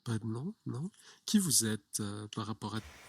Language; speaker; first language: French; native; French